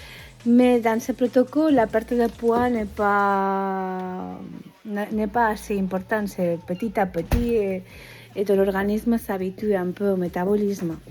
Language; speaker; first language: French; non-native, fluent; Spanish